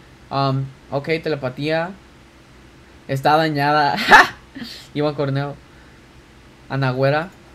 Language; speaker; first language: Spanish; early bilingual, heritage; Spanish